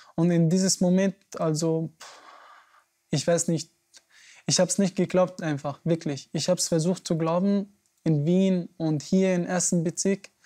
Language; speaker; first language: German; non-native, fluent; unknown